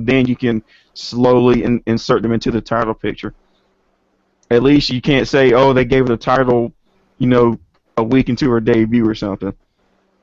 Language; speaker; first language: English; native; English